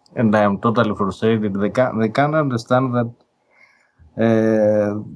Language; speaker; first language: English; non-native, fluent; Greek